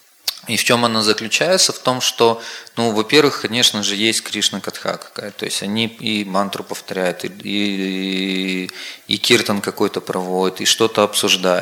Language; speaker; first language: Russian; native; Russian